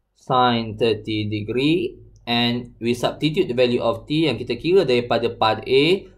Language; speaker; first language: English; non-native, local second language; Malay